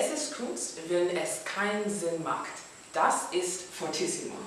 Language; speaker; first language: German; non-native, learner; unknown